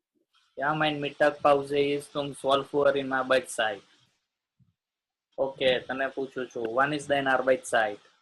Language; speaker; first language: German; non-native, learner; Gujarati